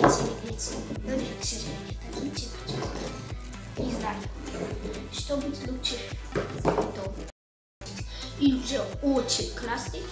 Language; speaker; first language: Russian; early bilingual, heritage; Russian